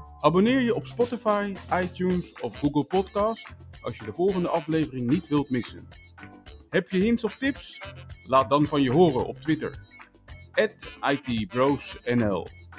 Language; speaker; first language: Dutch; native; Dutch